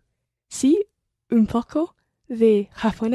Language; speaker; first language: Spanish; non-native, learner; English